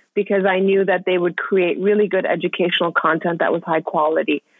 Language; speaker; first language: English; non-native, fluent; Persian